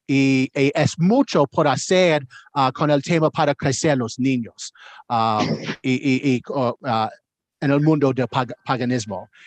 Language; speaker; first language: Spanish; non-native, learner; English